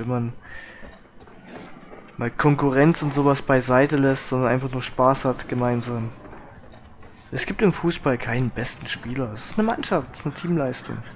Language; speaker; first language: German; native; German